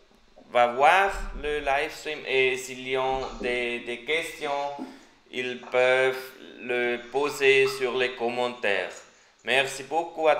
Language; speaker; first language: French; non-native, learner; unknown